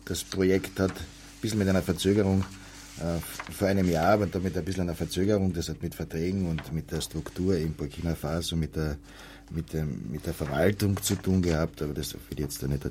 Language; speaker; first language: German; native; German